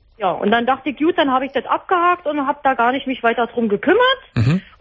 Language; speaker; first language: German; native; German